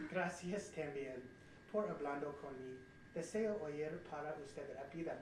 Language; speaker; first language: Spanish; non-native, learner; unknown